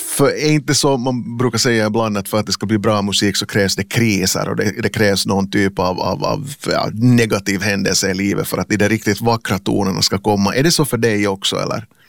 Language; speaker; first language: Swedish; native; Swedish